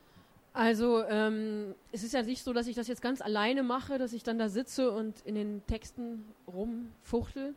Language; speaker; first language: German; native; German